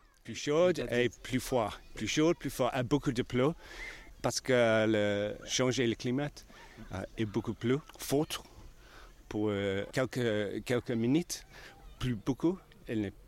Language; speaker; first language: French; non-native, learner; English